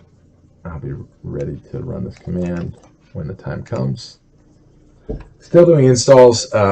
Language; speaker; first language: English; native; English